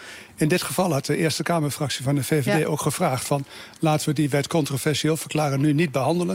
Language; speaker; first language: Dutch; native; Dutch